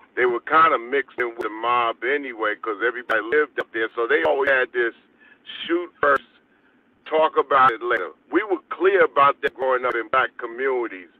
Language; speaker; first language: English; native; English